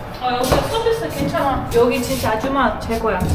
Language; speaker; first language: Korean; non-native, learner; Russian